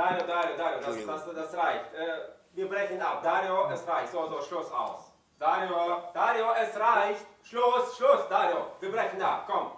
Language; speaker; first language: German; native; German